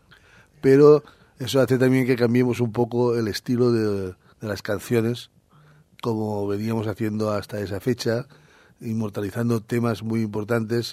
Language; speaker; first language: Spanish; native; Spanish